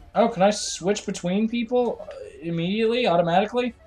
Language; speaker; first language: English; native; English